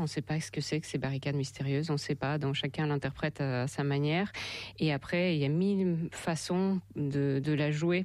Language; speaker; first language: French; non-native, fluent; Russian